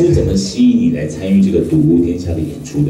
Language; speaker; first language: Chinese; native; Chinese